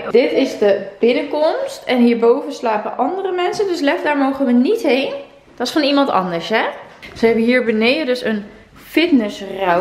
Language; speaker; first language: Dutch; native; Dutch